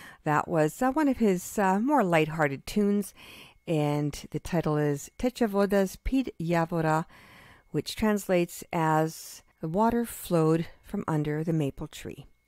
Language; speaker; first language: English; native; English